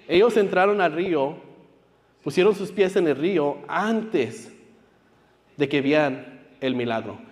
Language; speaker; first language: Spanish; early bilingual, heritage; Spanish